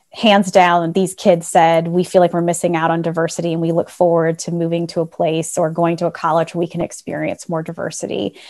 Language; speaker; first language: English; native; English